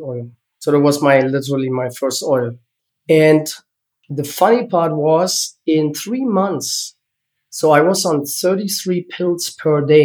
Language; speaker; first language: English; non-native, learner; German